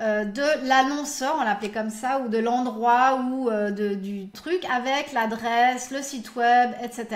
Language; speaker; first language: French; native; French